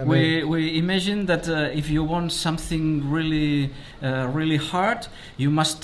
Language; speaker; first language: English; non-native, learner; Spanish